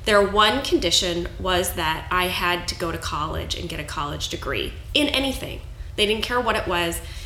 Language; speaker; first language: English; native; English